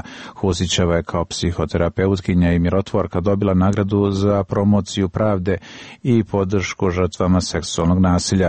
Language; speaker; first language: Croatian; native; Croatian